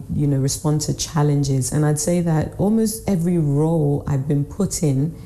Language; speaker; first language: English; native; English